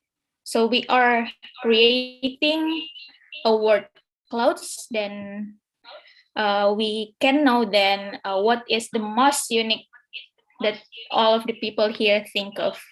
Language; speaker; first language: English; non-native, fluent; Indonesian